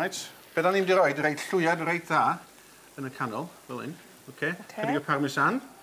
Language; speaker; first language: Welsh; native; Welsh